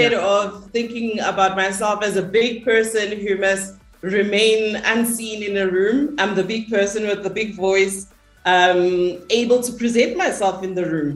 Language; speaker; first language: English; non-native, local second language; Zulu